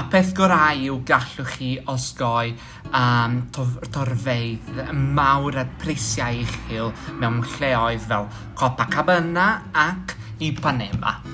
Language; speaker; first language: Welsh; non-native, fluent; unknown